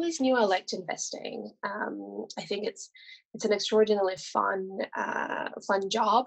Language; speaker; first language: English; non-native, fluent; French